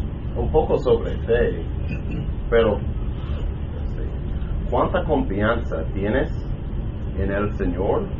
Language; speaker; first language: Spanish; non-native, learner; English